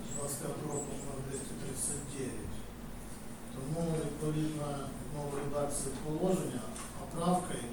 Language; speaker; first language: Ukrainian; non-native, local second language; Russian